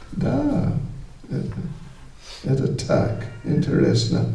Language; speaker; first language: Russian; non-native, learner; English